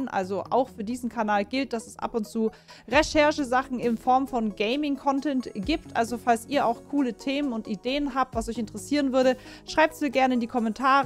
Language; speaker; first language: German; native; German